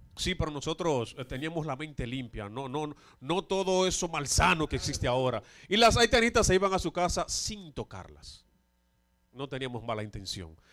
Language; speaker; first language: Spanish; native; Spanish